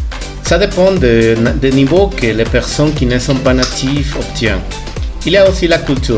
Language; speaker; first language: French; non-native, fluent; Spanish